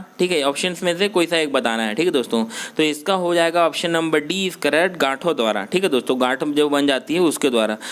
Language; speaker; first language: Hindi; non-native, local second language; Chhattisgarhi